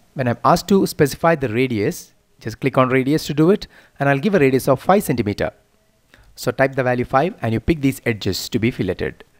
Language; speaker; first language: English; non-native, local second language; Malayalam